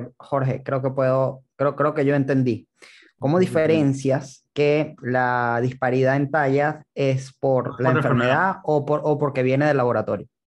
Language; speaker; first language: Spanish; native; Spanish